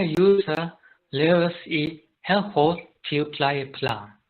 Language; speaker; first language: Danish; non-native, learner; Japanese